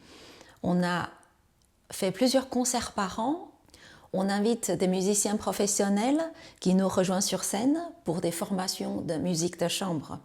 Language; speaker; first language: French; non-native, fluent; Chinese